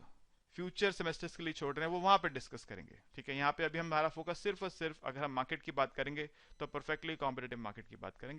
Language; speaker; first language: Hindi; native; Hindi